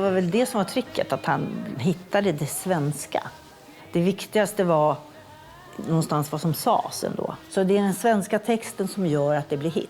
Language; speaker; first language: Swedish; native; Swedish